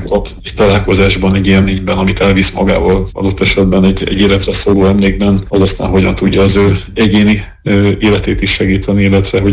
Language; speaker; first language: Hungarian; native; Hungarian